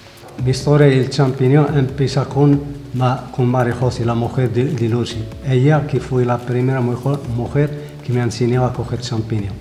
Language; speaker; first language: Spanish; non-native, fluent; Arabic